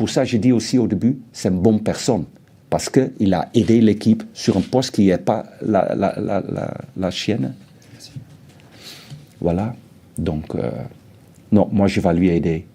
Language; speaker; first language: French; non-native, fluent; Dutch